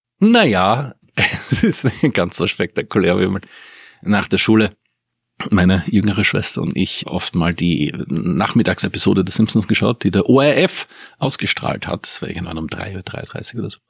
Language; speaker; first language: German; native; German